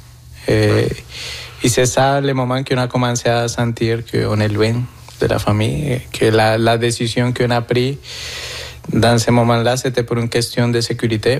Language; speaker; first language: French; non-native, fluent; Spanish